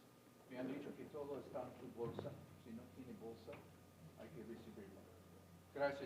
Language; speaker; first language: Spanish; non-native, fluent; English